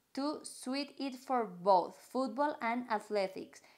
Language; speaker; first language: English; non-native, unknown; Spanish